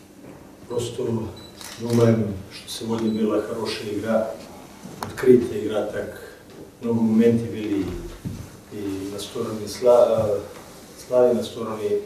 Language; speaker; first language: Russian; non-native, learner; Serbian